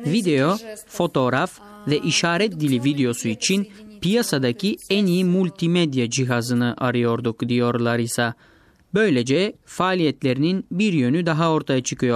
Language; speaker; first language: Turkish; native; Turkish